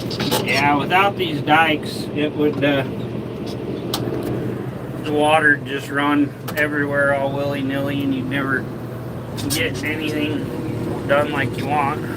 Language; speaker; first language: English; native; English